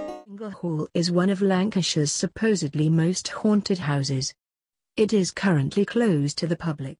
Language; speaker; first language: English; native; English